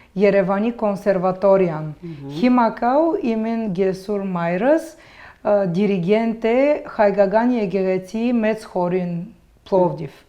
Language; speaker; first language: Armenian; early bilingual, heritage; Armenian